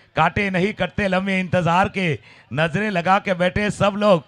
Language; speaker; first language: Hindi; non-native, local second language; Marathi